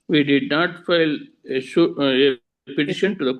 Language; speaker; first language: English; non-native, learner; Telugu